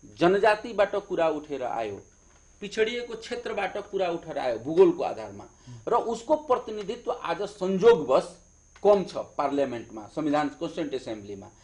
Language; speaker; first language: Nepali; native; Nepali